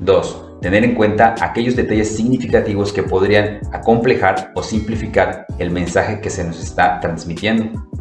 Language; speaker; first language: Spanish; native; Spanish